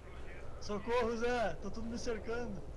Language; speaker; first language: Portuguese; native; Portuguese